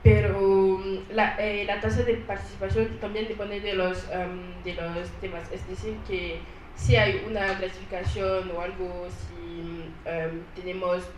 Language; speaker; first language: Spanish; non-native, learner; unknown